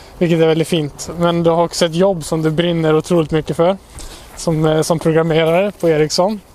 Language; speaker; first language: Swedish; native; Swedish